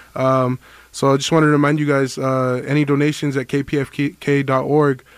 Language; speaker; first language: English; native; English